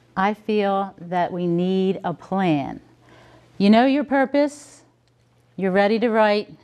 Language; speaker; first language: English; native; English